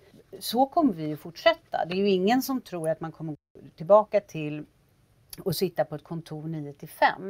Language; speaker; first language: Swedish; native; Swedish